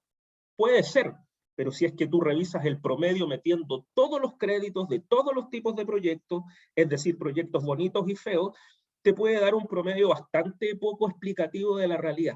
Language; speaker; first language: Spanish; native; Spanish